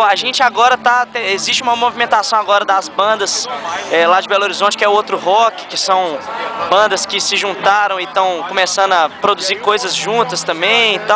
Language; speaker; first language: Portuguese; native; Portuguese